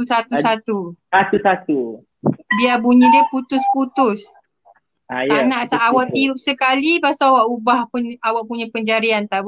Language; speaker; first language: Malay; native; Malay